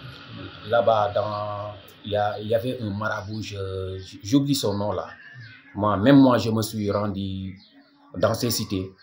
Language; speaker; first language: French; non-native, local second language; Wolof